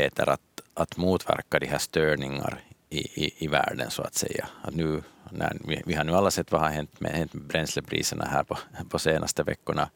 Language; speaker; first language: Swedish; native; Swedish